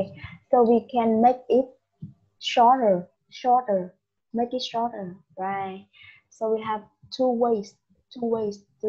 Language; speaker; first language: English; non-native, learner; Vietnamese